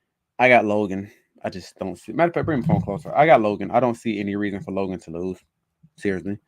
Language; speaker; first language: English; native; English